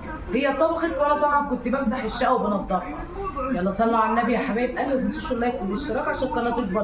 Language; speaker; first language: Arabic; native; Arabic